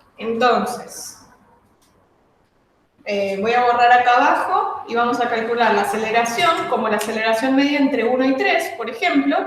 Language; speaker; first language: Spanish; native; Spanish